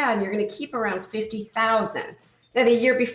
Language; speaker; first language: English; native; English